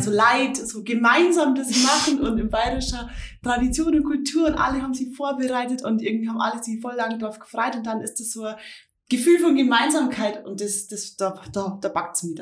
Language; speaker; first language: German; native; German